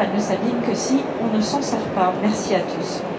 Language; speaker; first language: French; native; French